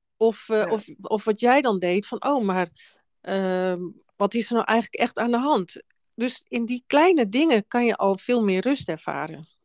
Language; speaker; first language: Dutch; native; Dutch